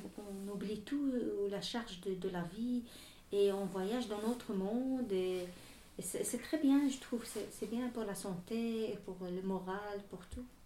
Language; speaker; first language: French; non-native, learner; Arabic